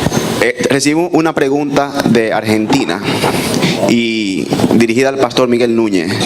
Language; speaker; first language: Spanish; native; Spanish